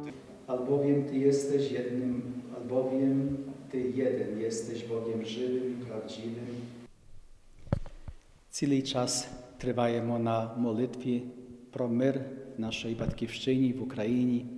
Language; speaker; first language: Polish; non-native, learner; Ukrainian